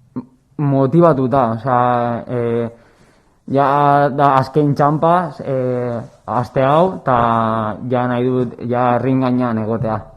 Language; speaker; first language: Basque; non-native, local second language; Spanish